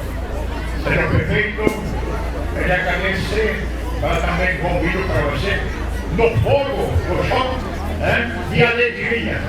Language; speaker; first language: Portuguese; non-native, fluent; French